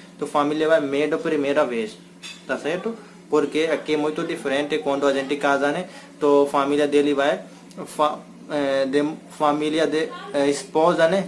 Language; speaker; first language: Portuguese; non-native, learner; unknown